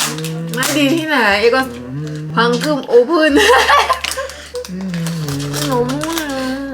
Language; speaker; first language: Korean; non-native, learner; Thai